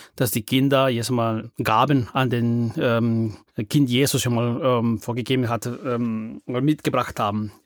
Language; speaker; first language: German; non-native, fluent; Spanish